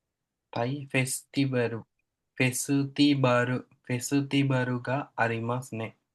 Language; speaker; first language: Japanese; non-native, fluent; Sinhala